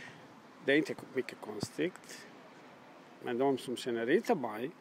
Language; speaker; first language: Swedish; non-native, learner; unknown